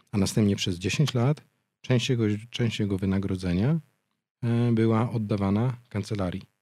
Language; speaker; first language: Polish; native; Polish